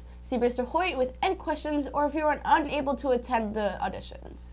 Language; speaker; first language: English; native; English